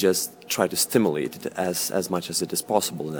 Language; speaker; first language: English; non-native, fluent; Lithuanian